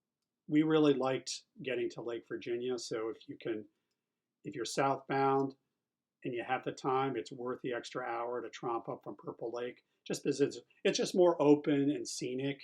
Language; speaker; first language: English; native; English